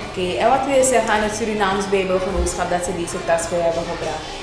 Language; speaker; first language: Dutch; native; Dutch